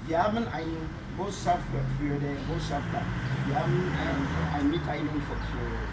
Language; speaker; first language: German; non-native, learner; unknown